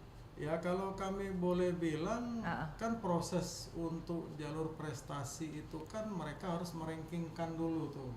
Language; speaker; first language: Indonesian; native; Indonesian